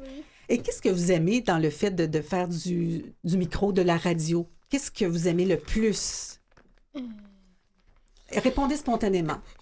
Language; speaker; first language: French; native; French